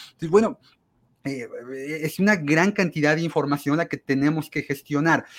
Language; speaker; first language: Spanish; native; Spanish